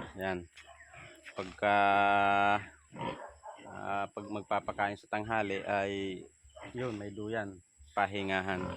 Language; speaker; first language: Filipino; native; Filipino